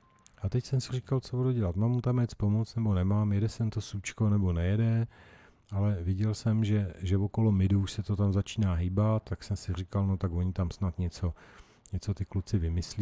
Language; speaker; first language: Czech; native; Czech